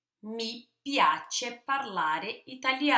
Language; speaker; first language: Italian; non-native, fluent; Portuguese